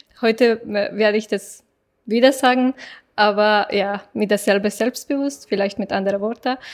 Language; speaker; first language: German; non-native, fluent; Persian